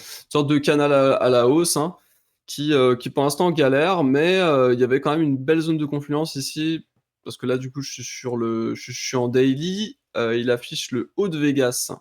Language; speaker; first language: French; native; French